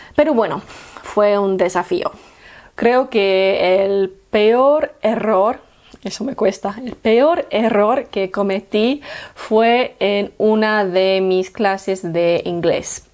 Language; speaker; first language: Spanish; non-native, fluent; English